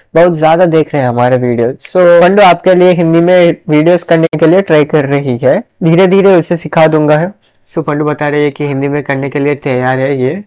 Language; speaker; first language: Hindi; non-native, local second language; Bangla